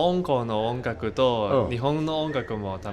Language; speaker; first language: Japanese; non-native, fluent; Cantonese